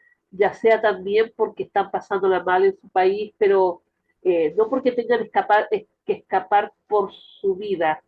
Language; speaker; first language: Spanish; native; Spanish